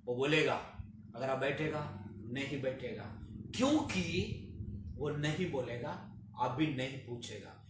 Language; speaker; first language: Hindi; non-native, local second language; Telugu